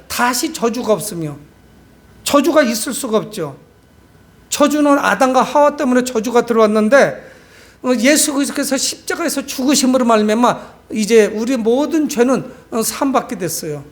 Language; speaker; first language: Korean; native; Korean